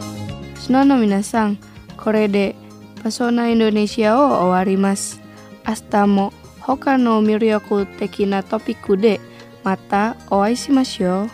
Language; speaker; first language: Japanese; non-native, fluent; Indonesian